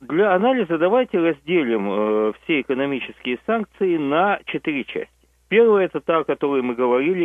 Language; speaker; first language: Russian; native; Russian